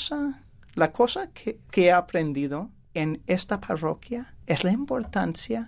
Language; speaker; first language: Spanish; non-native, fluent; English